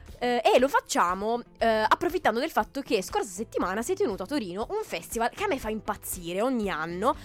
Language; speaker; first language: Italian; native; Italian